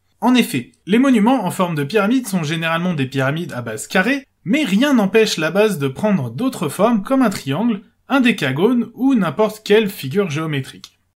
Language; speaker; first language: French; native; French